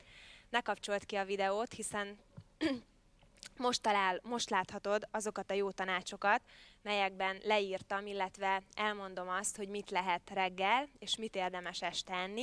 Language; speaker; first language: Hungarian; native; Hungarian